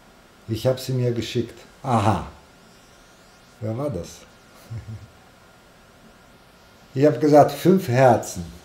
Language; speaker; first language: German; non-native, fluent; Italian